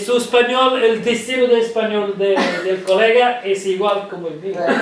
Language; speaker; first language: Spanish; non-native, fluent; Arabic